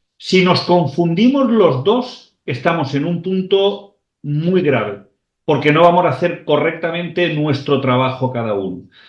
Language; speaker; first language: Spanish; native; Spanish